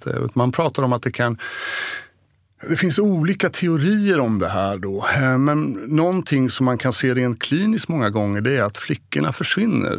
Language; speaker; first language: Swedish; native; Swedish